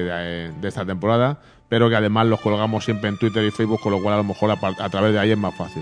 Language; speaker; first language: Spanish; native; Spanish